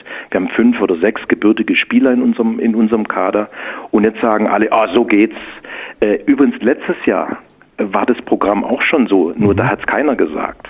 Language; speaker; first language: German; native; German